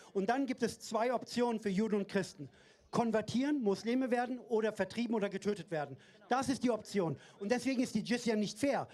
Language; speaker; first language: German; non-native, fluent; Persian